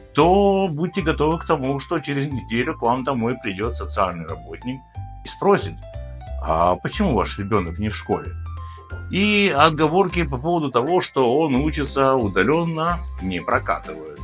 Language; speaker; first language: Russian; native; Russian